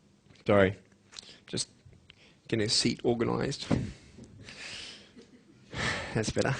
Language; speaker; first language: English; native; English